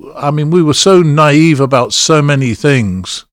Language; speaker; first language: English; native; English